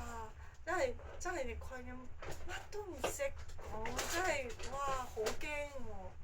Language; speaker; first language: Cantonese; non-native, fluent; Japanese